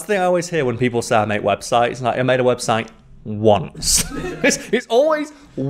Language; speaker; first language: English; native; English